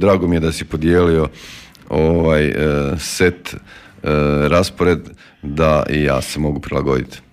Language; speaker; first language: Croatian; native; Croatian